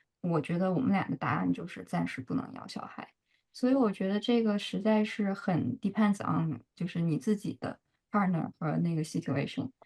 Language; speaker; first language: Chinese; native; Chinese